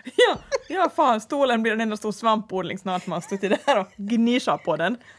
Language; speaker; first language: Swedish; native; Swedish